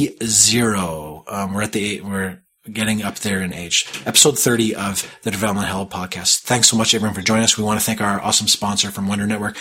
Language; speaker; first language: English; native; English